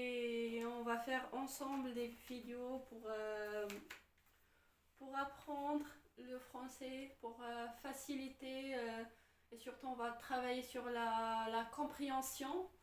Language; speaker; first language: French; non-native, fluent; Arabic